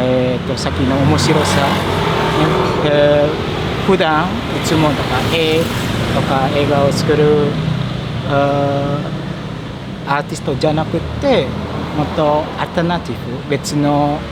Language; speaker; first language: Japanese; non-native, fluent; Indonesian